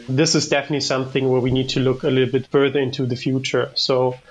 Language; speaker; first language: English; non-native, fluent; German